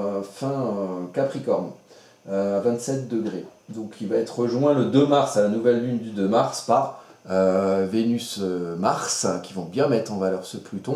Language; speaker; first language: French; native; French